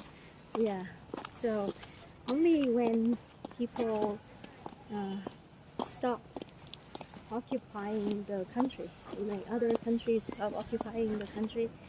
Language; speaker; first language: English; non-native, fluent; Vietnamese